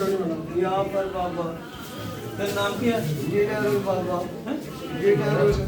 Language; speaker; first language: Hindi; non-native, local second language; Punjabi